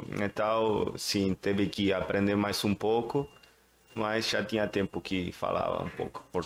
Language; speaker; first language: Portuguese; non-native, fluent; Spanish